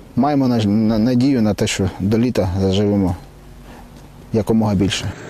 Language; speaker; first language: Ukrainian; native; Ukrainian